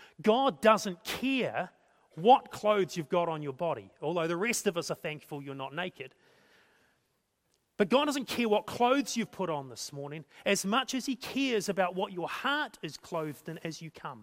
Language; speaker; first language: English; native; English